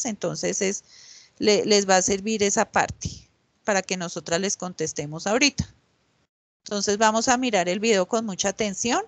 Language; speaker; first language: Spanish; native; Spanish